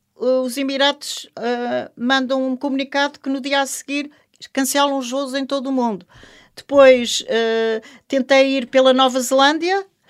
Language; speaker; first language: Portuguese; non-native, local second language; French